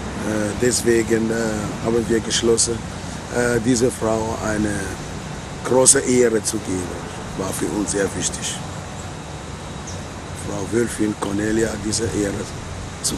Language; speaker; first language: German; non-native, learner; Ewe